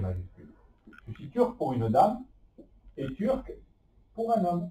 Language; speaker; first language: French; native; French